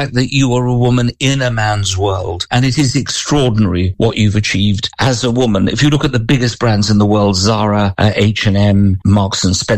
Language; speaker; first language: English; native; English